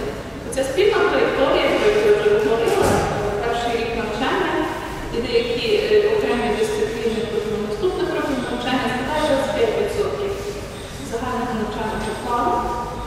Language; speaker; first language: Ukrainian; native; Ukrainian